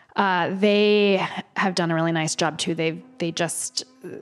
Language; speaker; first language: English; native; English